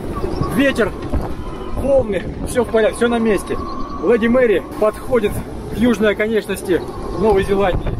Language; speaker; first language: Russian; native; Russian